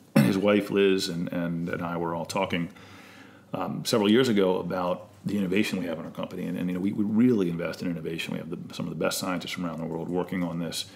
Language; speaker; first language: English; native; English